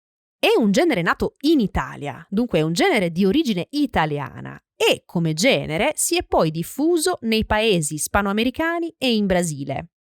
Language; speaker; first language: Italian; native; Italian